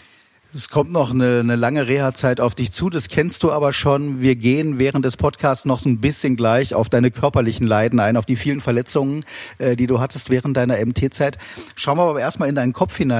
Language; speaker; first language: German; native; German